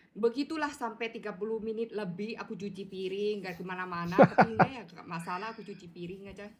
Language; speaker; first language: Indonesian; non-native, learner; Thai